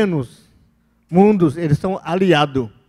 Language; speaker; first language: Portuguese; non-native, local second language; Yanomámi